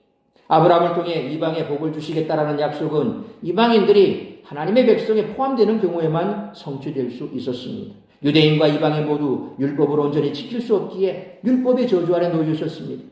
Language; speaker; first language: Korean; native; Korean